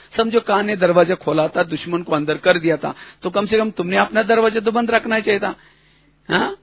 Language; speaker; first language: Hindi; non-native, local second language; Marathi